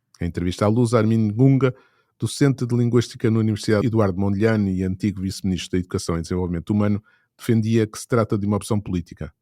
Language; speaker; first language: Portuguese; native; Portuguese